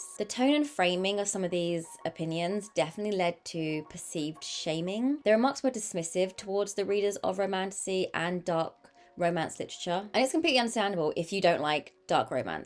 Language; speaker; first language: English; native; English